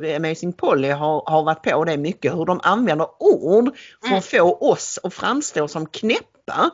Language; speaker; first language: Swedish; native; Swedish